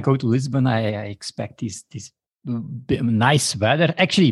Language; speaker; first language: English; non-native, fluent; Dutch